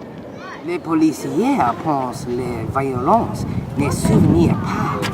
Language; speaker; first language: French; non-native, learner; English